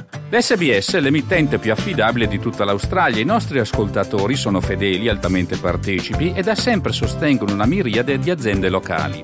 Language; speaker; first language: Italian; native; Italian